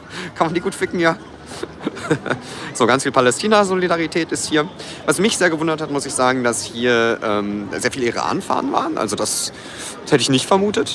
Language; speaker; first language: German; native; German